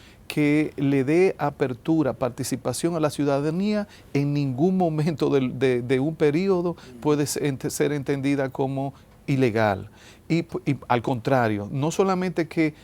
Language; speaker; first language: Spanish; native; Spanish